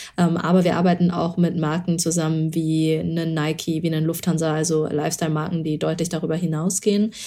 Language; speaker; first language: German; early bilingual, other home language; Chinese